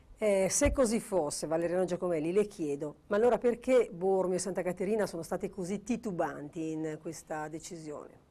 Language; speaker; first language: Italian; native; Italian